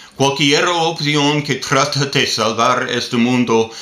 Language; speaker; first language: Spanish; non-native, learner; English